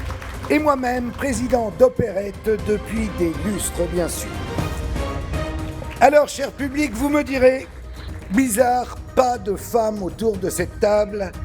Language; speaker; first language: French; native; French